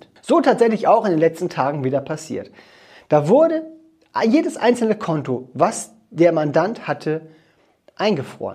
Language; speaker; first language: German; native; German